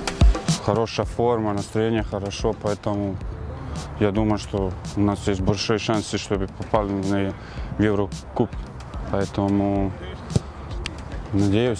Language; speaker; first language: Russian; non-native, learner; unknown